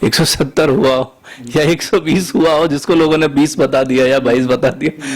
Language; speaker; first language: Hindi; native; Hindi